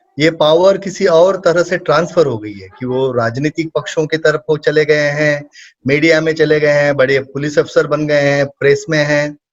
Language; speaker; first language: Hindi; non-native, local second language; Marathi